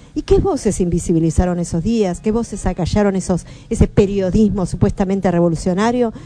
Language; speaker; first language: Spanish; native; Spanish